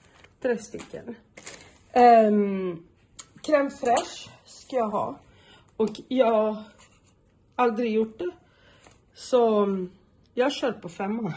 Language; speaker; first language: Swedish; non-native, fluent; Portuguese